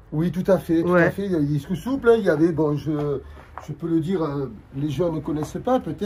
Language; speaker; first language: French; native; French